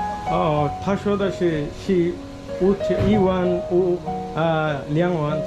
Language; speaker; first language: Chinese; non-native, learner; Bangla